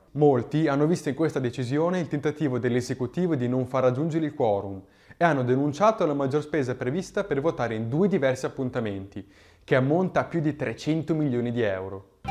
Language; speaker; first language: Italian; native; Italian